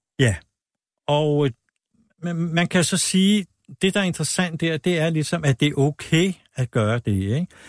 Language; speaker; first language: Danish; native; Danish